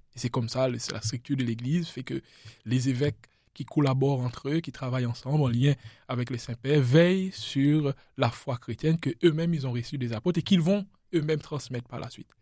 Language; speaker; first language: French; non-native, local second language; Seselwa Creole French